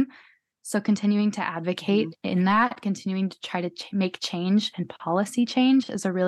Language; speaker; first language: English; native; English